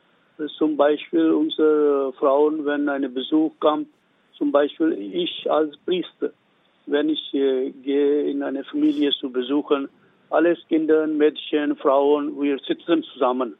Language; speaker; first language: German; non-native, learner; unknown